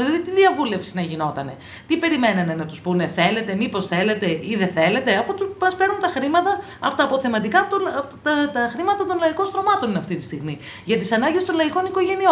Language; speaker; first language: Greek; native; Greek